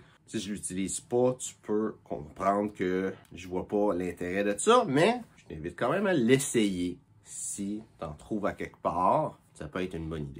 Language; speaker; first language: French; native; French